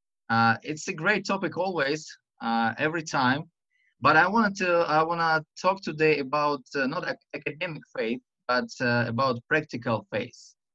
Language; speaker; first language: English; non-native, fluent; Russian